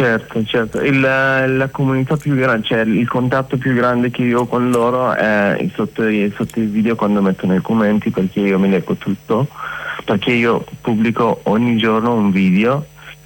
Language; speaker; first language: Italian; non-native, fluent; Persian